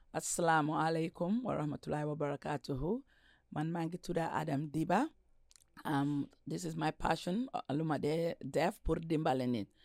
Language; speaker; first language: English; non-native, local second language; Wolof